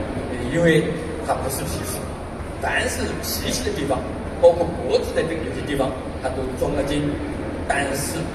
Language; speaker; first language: Chinese; native; Chinese